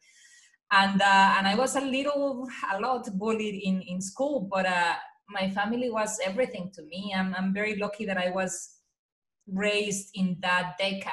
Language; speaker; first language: English; non-native, fluent; Spanish